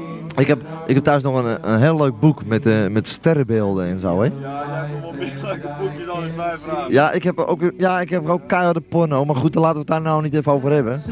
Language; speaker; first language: Dutch; native; Dutch